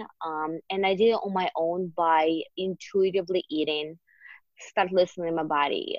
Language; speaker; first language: English; non-native, fluent; Russian